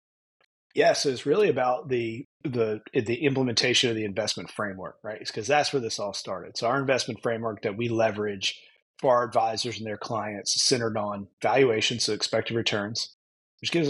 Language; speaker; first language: English; native; English